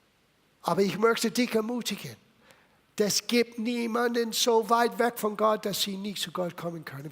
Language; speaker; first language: German; non-native, fluent; English